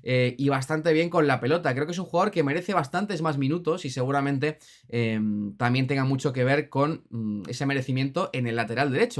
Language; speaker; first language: Spanish; native; Spanish